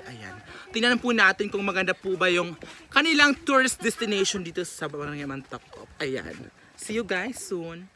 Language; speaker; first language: Filipino; non-native, local second language; Waray